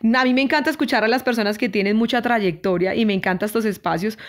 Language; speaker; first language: Spanish; native; Spanish